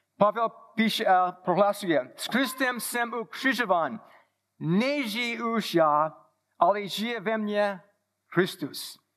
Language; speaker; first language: Czech; non-native, fluent; English